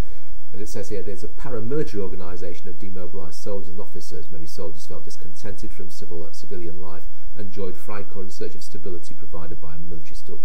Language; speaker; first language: English; native; English